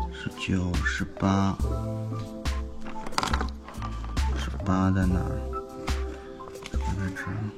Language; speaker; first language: Chinese; native; Chinese